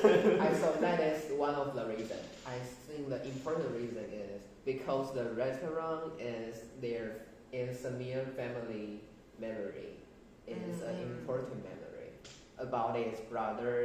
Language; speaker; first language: English; non-native, learner; Chinese